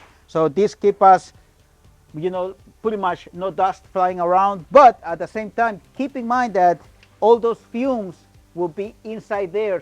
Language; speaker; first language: English; non-native, fluent; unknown